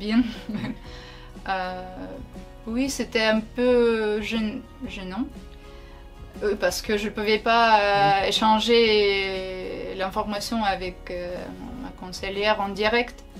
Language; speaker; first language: French; non-native, learner; Ukrainian